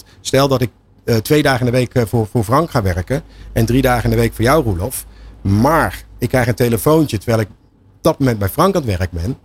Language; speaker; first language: Dutch; native; Dutch